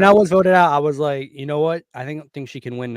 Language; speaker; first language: English; native; English